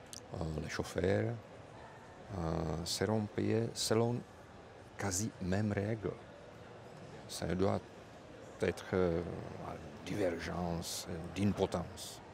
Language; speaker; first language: French; non-native, fluent; Czech